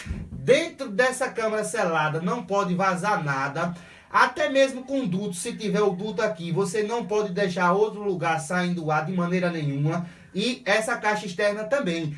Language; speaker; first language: Portuguese; native; Portuguese